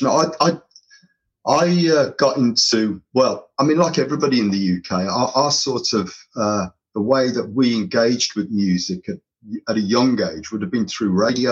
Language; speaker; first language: English; native; English